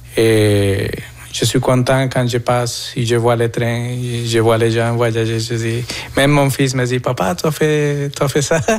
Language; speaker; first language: French; non-native, fluent; Spanish